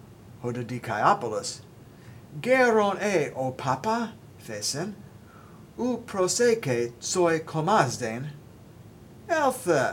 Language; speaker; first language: Greek; non-native, learner; English